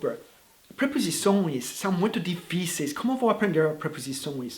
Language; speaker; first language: Portuguese; non-native, fluent; English